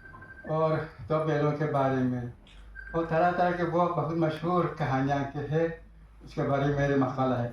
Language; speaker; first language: Hindi; non-native, fluent; Tajik